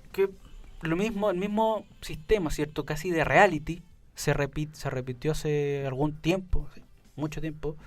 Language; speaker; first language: Spanish; native; Spanish